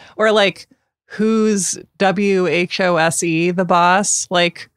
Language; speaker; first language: English; native; English